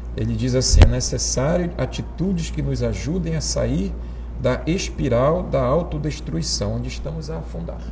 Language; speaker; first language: Portuguese; native; Portuguese